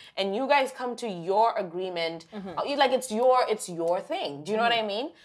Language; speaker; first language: English; non-native, local second language; Shona